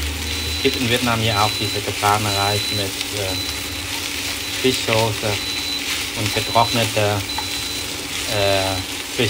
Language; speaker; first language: German; non-native, learner; Vietnamese